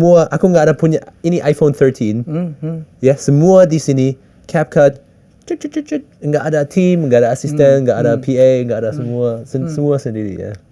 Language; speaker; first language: Indonesian; early bilingual, heritage; English